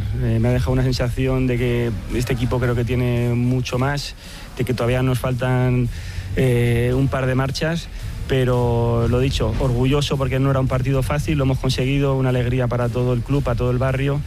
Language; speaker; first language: Spanish; native; Spanish